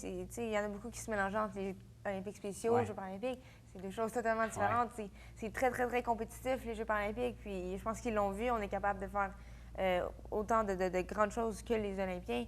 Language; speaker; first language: French; native; French